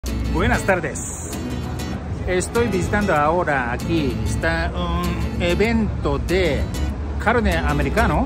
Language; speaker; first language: Spanish; non-native, learner; Japanese